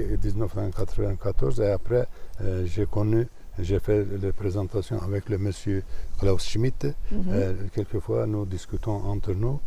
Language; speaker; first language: French; non-native, fluent; Turkish